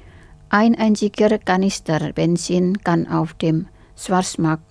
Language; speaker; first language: German; non-native, fluent; Indonesian